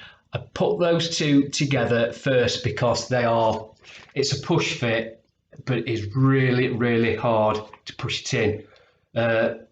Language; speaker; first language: English; native; English